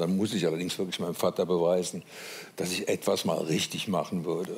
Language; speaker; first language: German; native; German